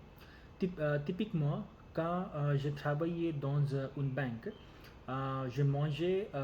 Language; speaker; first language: French; non-native, learner; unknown